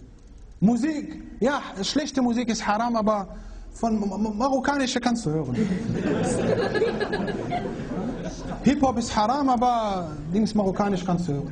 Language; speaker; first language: German; early bilingual, other home language; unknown